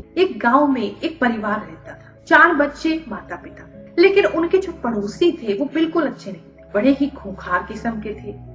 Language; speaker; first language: Hindi; native; Hindi